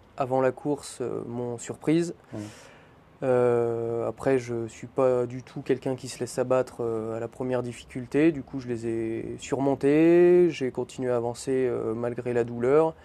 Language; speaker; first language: French; native; French